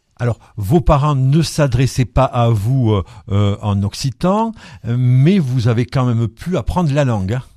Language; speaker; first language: French; native; French